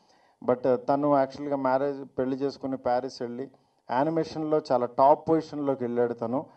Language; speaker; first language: Telugu; native; Telugu